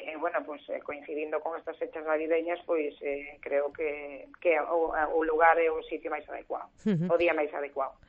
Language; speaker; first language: Galician; non-native, local second language; Spanish